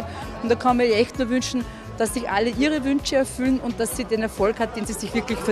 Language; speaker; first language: German; native; German